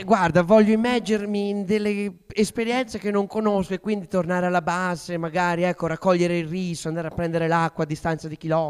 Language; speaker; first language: Italian; native; Italian